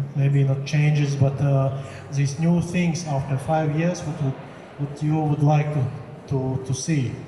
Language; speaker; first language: English; non-native, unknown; Latvian